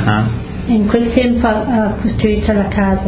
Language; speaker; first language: Italian; early bilingual, heritage; Italian